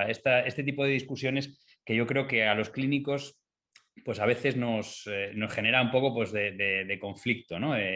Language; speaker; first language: Spanish; native; Spanish